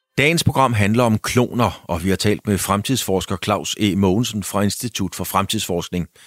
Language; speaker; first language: Danish; native; Danish